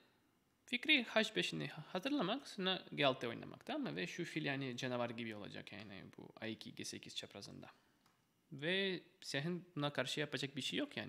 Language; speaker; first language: Turkish; non-native, fluent; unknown